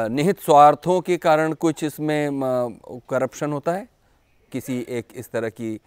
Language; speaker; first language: Hindi; native; Hindi